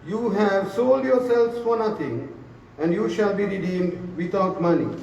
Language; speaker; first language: English; non-native, local second language; Sinhala